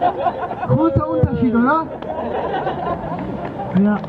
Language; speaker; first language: German; early bilingual, other home language; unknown